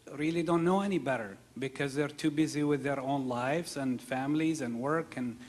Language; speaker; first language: English; non-native, fluent; Arabic